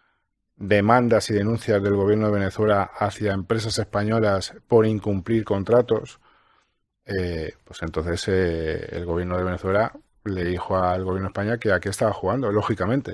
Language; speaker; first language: Spanish; native; Spanish